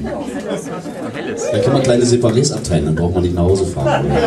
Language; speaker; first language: German; native; German